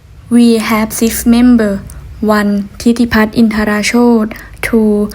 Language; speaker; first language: English; non-native, learner; Thai